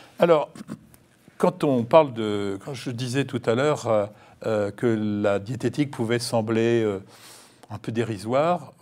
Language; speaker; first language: French; native; French